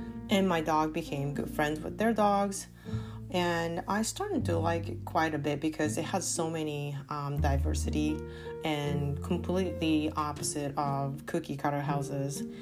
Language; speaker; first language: English; non-native, fluent; Japanese